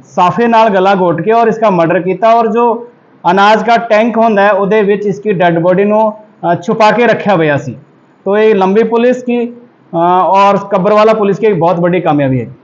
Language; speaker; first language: Hindi; non-native, local second language; Punjabi